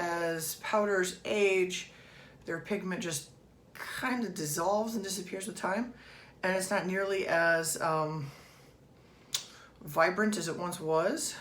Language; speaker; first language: English; native; English